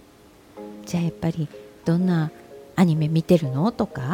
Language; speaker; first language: Japanese; native; Japanese